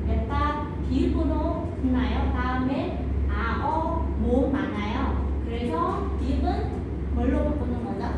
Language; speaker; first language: Korean; non-native, fluent; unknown